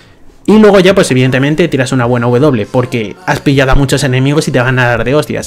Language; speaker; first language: Spanish; native; Spanish